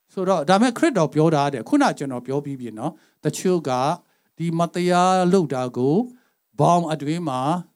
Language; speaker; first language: Burmese; non-native, local second language; Tedim Chin